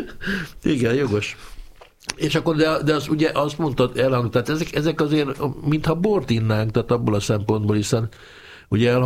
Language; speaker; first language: Hungarian; native; Hungarian